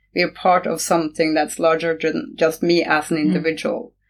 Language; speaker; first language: English; non-native, fluent; Norwegian